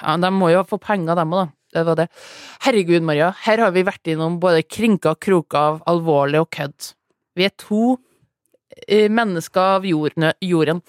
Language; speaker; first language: Norwegian; native; Norwegian